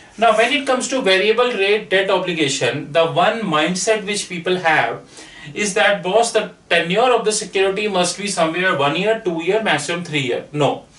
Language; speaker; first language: English; non-native, local second language; Hindi